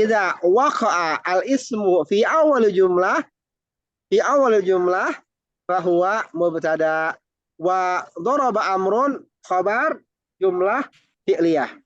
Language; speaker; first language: Arabic; non-native, fluent; Indonesian